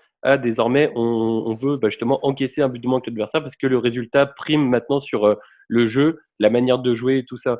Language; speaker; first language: French; native; French